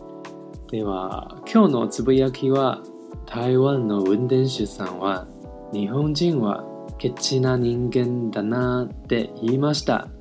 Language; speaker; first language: Japanese; non-native, fluent; Chinese